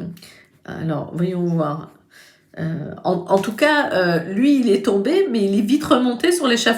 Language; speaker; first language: French; native; French